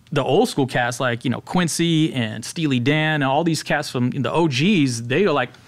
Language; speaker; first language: English; native; English